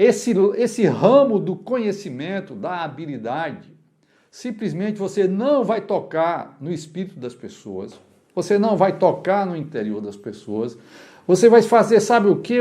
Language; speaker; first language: Portuguese; native; Portuguese